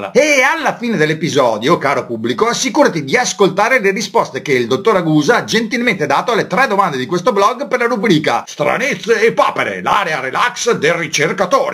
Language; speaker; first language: Italian; native; Italian